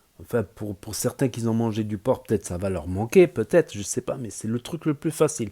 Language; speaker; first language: French; native; French